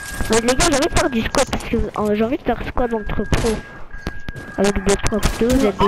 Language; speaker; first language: French; native; French